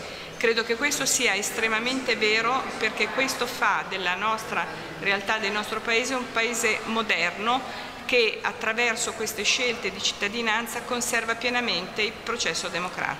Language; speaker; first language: Italian; native; Italian